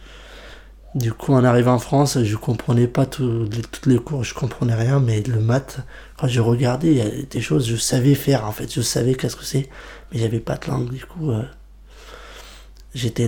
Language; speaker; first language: French; non-native, fluent; Kurdish